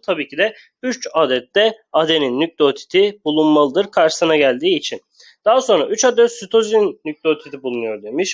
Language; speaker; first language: Turkish; native; Turkish